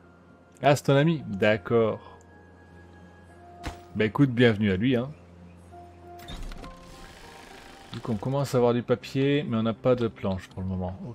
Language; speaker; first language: French; native; French